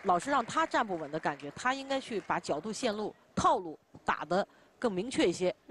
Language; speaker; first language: Chinese; native; Chinese